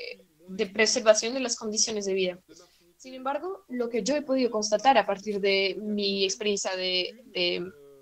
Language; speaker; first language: Spanish; non-native, fluent; French